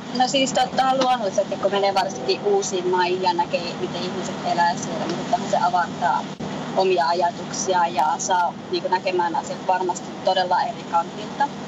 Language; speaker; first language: Finnish; native; Finnish